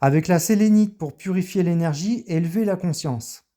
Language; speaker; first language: French; native; French